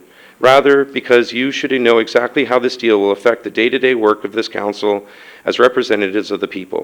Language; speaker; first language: English; native; English